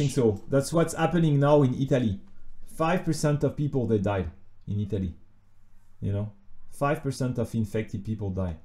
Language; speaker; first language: English; non-native, fluent; French